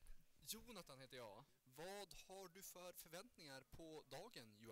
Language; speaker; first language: Swedish; native; Swedish